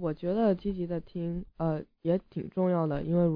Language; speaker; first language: Chinese; early bilingual, heritage; English